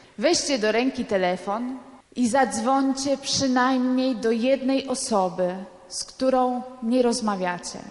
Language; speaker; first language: Polish; non-native, fluent; Italian